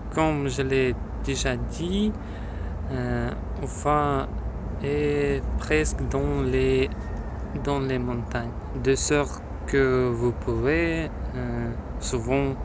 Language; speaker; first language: French; non-native, learner; Russian